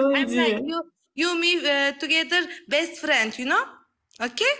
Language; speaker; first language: English; non-native, learner; Uzbek